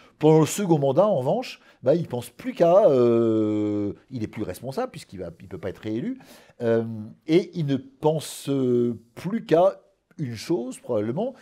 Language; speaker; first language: French; native; French